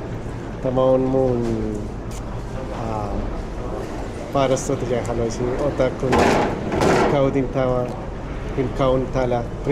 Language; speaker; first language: Finnish; non-native, learner; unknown